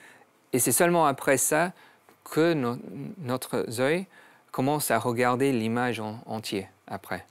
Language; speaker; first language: French; non-native, learner; English